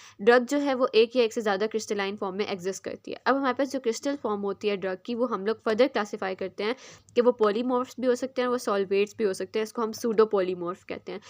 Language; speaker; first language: Hindi; native; Hindi